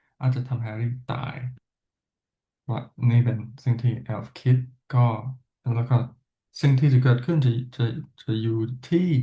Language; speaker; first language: Thai; non-native, fluent; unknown